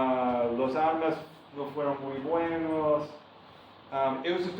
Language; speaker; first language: Spanish; non-native, fluent; English